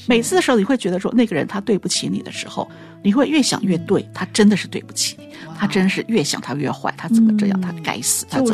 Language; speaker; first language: Chinese; native; Chinese